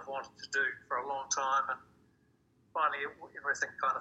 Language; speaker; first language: English; native; English